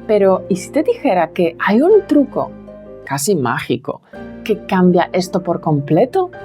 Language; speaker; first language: Spanish; non-native, fluent; Polish